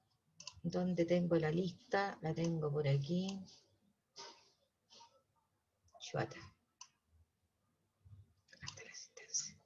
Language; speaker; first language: Spanish; native; Spanish